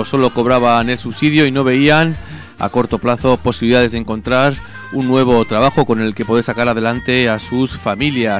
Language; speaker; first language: Spanish; native; Spanish